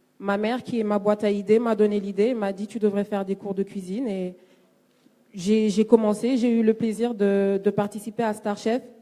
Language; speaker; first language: French; native; French